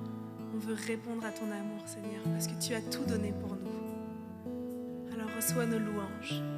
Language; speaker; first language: French; non-native, local second language; Haitian Creole